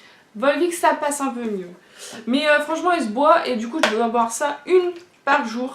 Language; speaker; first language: French; native; French